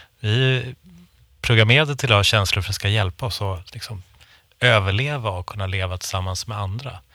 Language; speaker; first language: Swedish; native; Swedish